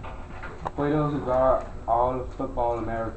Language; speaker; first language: Spanish; non-native, learner; English